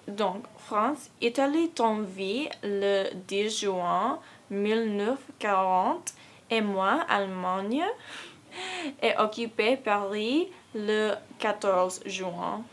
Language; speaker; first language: French; non-native, learner; English